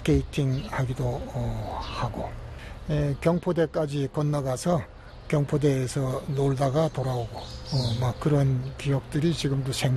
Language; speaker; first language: Korean; native; Korean